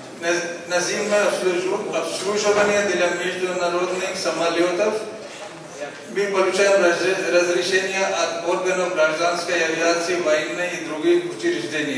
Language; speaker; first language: Russian; non-native, learner; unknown